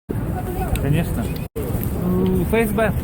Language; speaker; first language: Russian; native; Russian